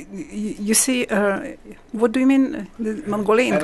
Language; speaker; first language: English; non-native, learner; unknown